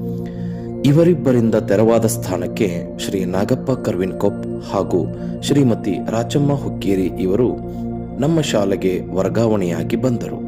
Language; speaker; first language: Kannada; native; Kannada